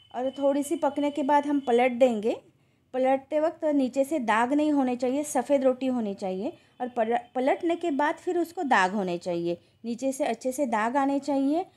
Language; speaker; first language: Hindi; non-native, local second language; Marathi